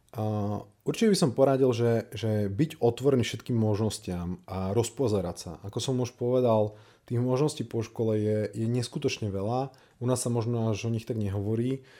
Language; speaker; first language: Slovak; native; Slovak